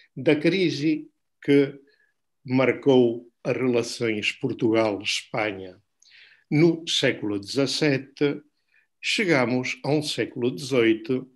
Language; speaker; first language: Portuguese; non-native, fluent; Spanish